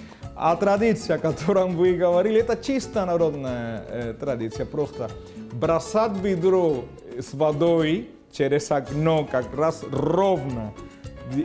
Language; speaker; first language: Russian; non-native, fluent; Spanish